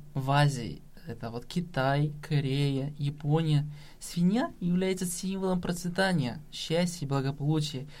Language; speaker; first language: Russian; non-native, local second language; Kazakh